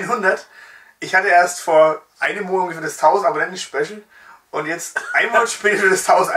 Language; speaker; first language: German; native; German